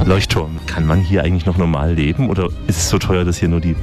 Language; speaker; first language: German; native; German